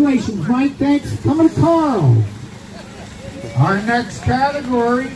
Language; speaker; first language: English; native; English